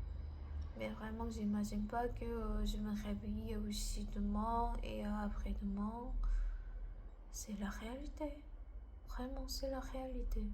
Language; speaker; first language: French; non-native, learner; Korean